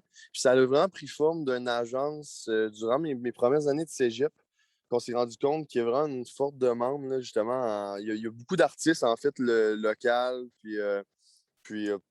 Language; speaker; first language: French; native; French